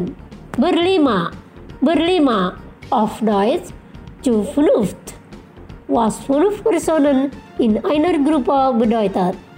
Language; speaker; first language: German; non-native, fluent; Indonesian